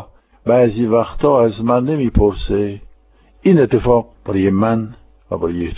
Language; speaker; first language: Persian; non-native, fluent; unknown